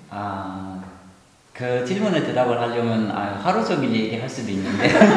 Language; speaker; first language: Korean; non-native, fluent; Uzbek